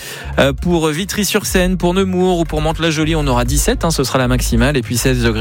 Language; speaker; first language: French; native; French